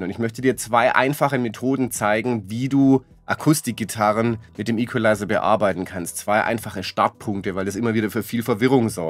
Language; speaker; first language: German; native; German